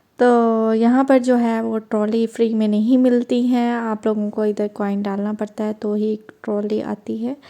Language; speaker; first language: Urdu; native; Urdu